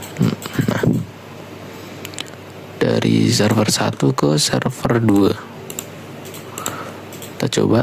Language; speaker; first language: Indonesian; native; Indonesian